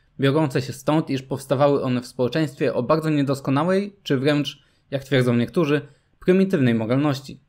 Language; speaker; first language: Polish; native; Polish